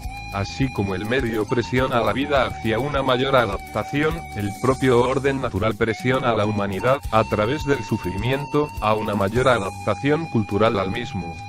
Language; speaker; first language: Spanish; native; Spanish